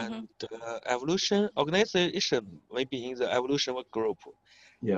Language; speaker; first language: English; non-native, learner; Chinese